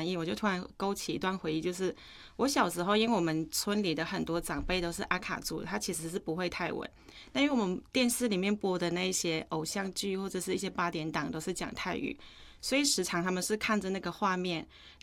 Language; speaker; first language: Chinese; non-native, fluent; Akha